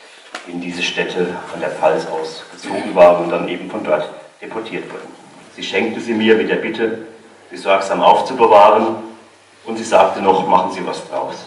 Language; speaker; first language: German; native; German